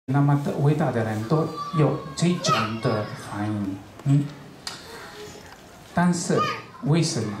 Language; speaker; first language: Chinese; non-native, fluent; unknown